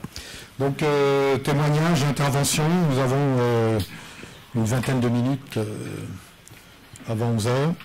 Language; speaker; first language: French; native; French